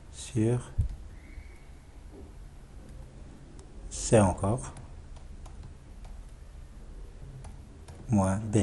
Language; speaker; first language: French; non-native, local second language; Arabic